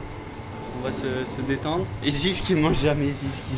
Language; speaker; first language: French; native; French